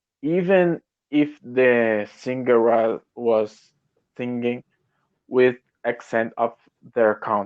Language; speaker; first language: English; non-native, learner; Portuguese